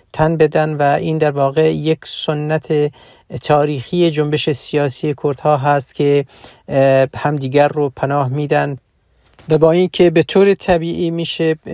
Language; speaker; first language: Persian; non-native, local second language; Central Kurdish